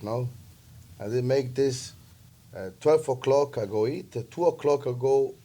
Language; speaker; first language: English; non-native, learner; Italian